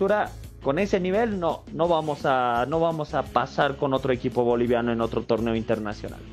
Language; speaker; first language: Spanish; native; Spanish